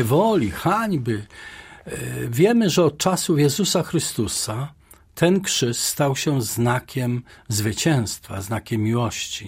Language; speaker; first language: Polish; native; Polish